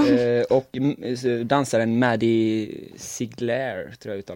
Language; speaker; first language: Swedish; native; Swedish